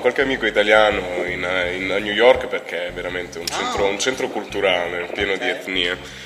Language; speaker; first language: Italian; native; Italian